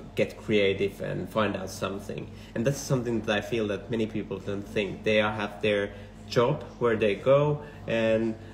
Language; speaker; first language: English; non-native, fluent; Finnish